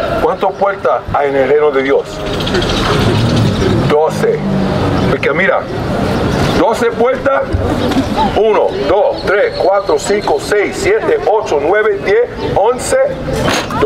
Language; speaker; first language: Spanish; early bilingual, heritage; Spanish